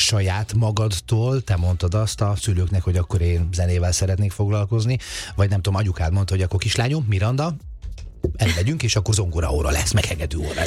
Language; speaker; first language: Hungarian; native; Hungarian